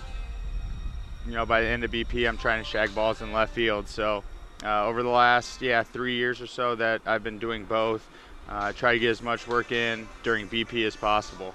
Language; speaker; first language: English; native; English